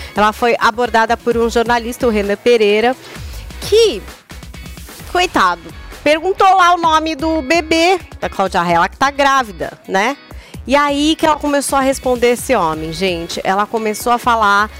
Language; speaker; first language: Portuguese; native; Portuguese